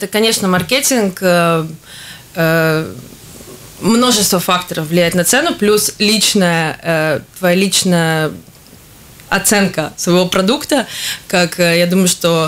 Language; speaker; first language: Russian; native; Russian